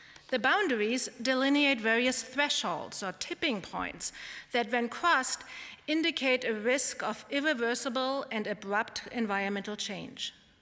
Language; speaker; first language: English; non-native, fluent; German